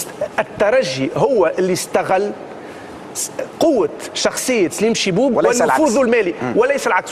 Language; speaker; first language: Arabic; native; Arabic